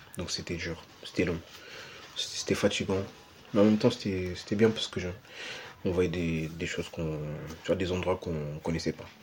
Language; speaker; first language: French; early bilingual, other home language; Portuguese